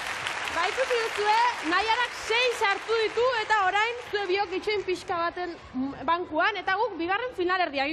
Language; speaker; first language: Basque; native; Basque